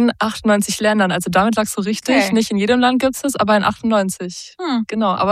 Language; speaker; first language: German; native; German